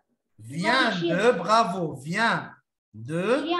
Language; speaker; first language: French; non-native, local second language; Arabic